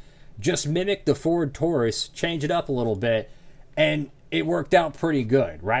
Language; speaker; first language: English; native; English